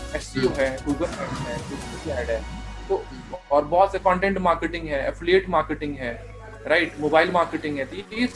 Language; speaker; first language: Hindi; native; Hindi